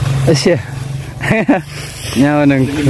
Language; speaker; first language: Indonesian; non-native, local second language; Madurese